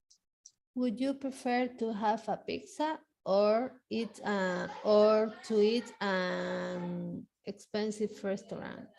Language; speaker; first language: English; non-native, learner; Spanish